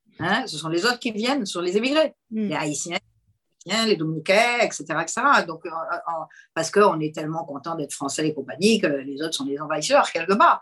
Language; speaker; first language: French; native; French